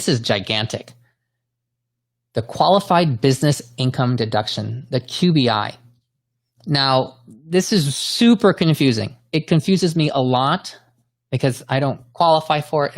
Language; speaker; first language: English; native; English